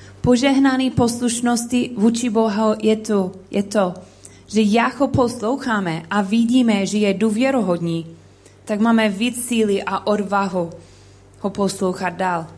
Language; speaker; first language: Czech; non-native, learner; English